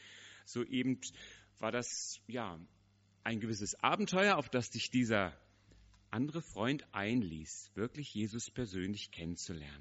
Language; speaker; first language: German; native; German